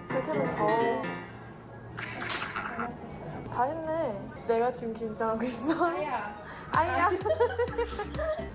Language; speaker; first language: Korean; early bilingual, heritage; English